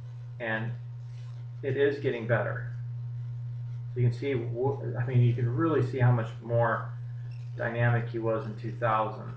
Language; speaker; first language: English; native; English